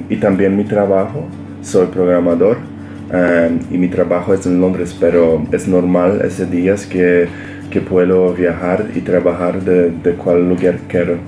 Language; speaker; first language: Spanish; non-native, learner; Polish